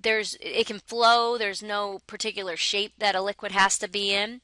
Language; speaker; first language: English; native; English